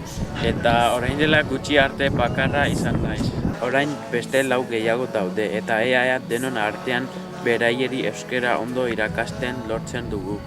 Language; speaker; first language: Basque; early bilingual, other home language; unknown